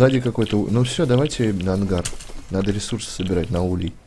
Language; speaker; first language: Russian; native; Russian